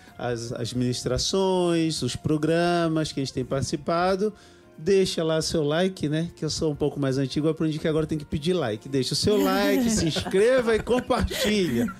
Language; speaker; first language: Portuguese; native; Portuguese